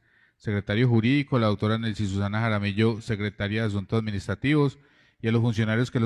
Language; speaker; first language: Spanish; native; Spanish